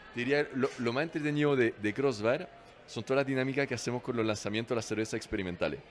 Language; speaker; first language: Spanish; non-native, fluent; French